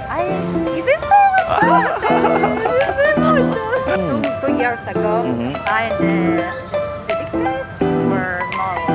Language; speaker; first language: English; non-native, learner; Spanish